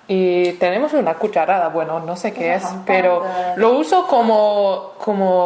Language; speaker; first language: Spanish; non-native, fluent; English